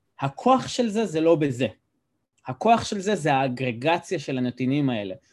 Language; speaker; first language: Hebrew; native; Hebrew